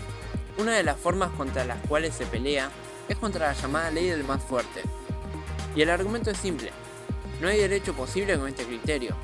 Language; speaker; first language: Spanish; native; Spanish